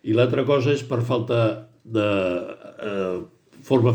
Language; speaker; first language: Catalan; native; Catalan